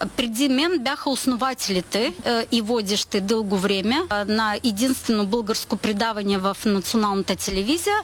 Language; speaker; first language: Bulgarian; early bilingual, heritage; Bulgarian